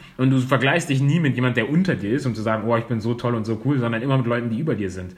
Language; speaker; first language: German; non-native, fluent; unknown